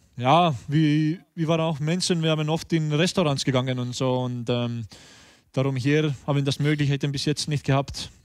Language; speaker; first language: German; non-native, learner; Estonian